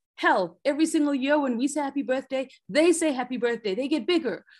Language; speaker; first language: English; non-native, local second language; Zulu